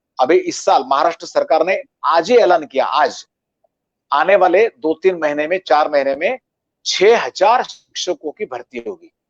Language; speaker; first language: Hindi; non-native, local second language; Marathi